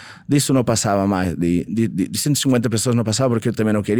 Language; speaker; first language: Portuguese; non-native, fluent; Catalan